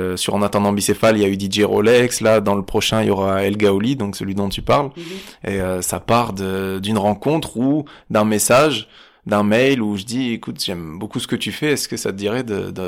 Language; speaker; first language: French; native; French